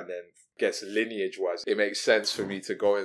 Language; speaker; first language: English; non-native, local second language; Yoruba